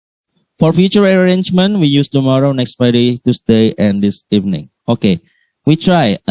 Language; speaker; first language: English; non-native, learner; Indonesian